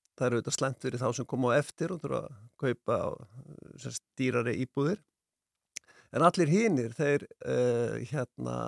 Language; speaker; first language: Icelandic; native; Icelandic